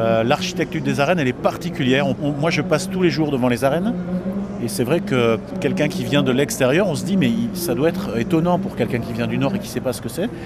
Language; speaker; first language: French; native; French